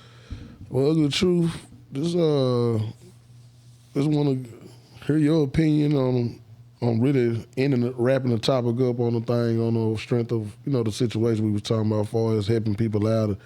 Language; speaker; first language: English; native; English